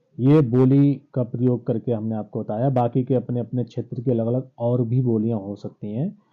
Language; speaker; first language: Hindi; native; Hindi